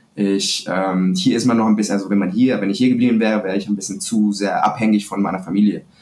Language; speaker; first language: German; non-native, fluent; Spanish